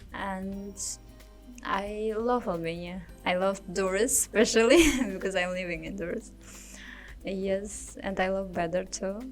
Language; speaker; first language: English; non-native, learner; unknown